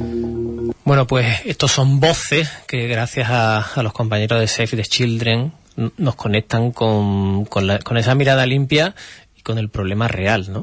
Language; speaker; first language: Spanish; native; Spanish